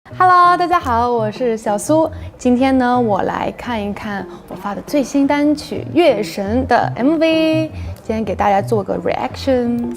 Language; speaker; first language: Chinese; native; Chinese